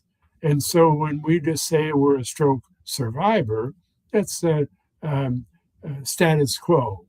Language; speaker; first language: English; native; English